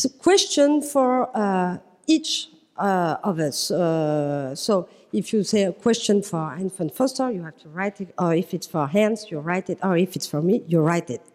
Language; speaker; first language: English; non-native, fluent; French